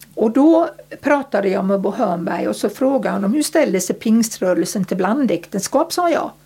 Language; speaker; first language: Swedish; early bilingual, other home language; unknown